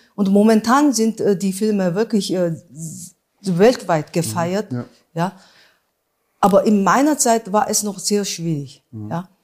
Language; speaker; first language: German; non-native, fluent; Korean